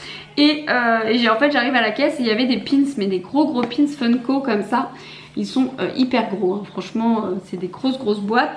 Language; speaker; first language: French; native; French